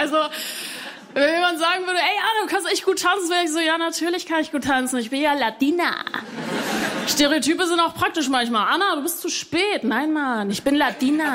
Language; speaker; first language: German; early bilingual, other home language; Spanish